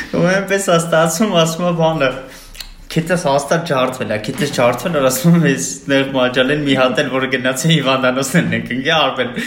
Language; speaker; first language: Armenian; native; Armenian